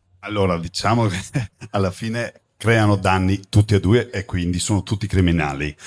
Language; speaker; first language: Italian; non-native, fluent; Turkish